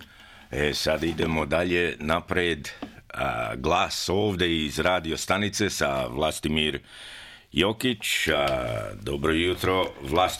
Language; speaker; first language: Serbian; early bilingual, heritage; Serbian